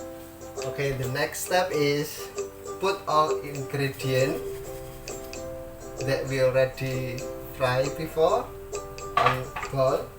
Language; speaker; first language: English; non-native, learner; Indonesian